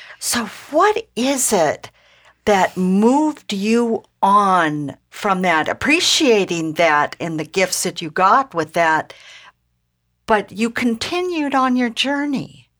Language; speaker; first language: English; native; English